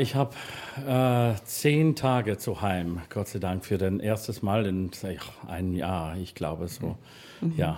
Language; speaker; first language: German; non-native, fluent; English